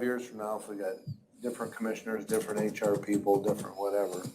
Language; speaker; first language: English; native; English